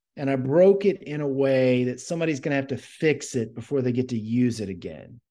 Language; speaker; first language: English; native; English